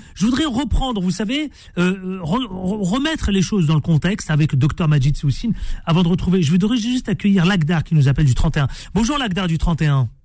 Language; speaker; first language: French; native; French